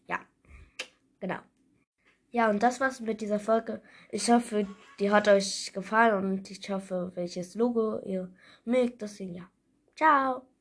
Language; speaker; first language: German; native; German